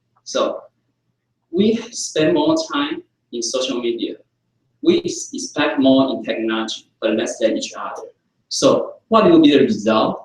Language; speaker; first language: English; non-native, fluent; Chinese